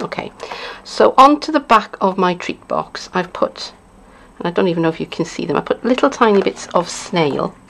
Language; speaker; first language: English; native; English